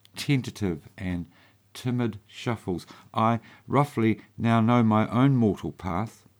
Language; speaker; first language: English; native; English